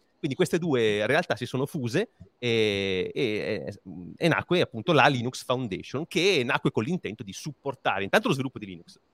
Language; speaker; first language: Italian; native; Italian